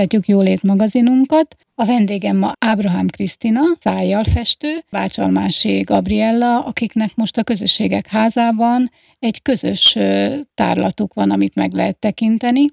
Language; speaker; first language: Hungarian; native; Hungarian